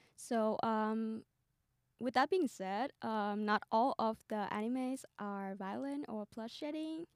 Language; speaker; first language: English; non-native, fluent; Vietnamese